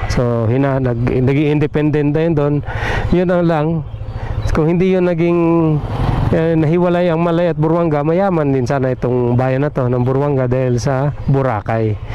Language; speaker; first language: Filipino; non-native, local second language; Aklanon